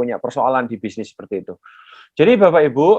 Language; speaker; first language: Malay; non-native, local second language; Javanese